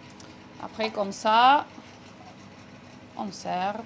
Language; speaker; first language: French; non-native, fluent; Spanish